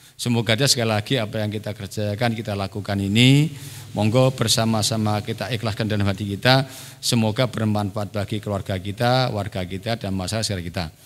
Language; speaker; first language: Indonesian; non-native, local second language; Javanese